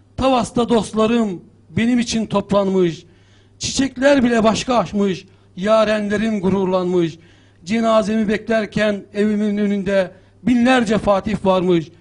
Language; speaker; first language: Turkish; native; Turkish